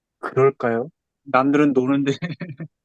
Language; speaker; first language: Korean; native; Korean